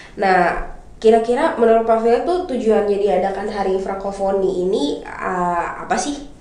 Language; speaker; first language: Indonesian; native; Indonesian